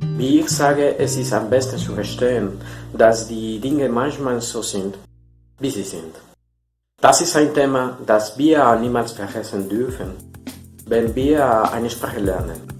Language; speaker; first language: German; non-native, fluent; Spanish